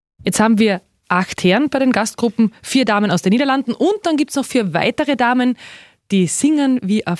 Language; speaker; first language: German; native; German